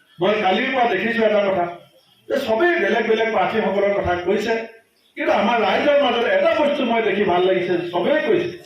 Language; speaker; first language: Assamese; native; Assamese